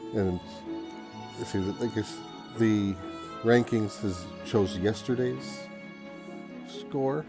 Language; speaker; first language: English; native; English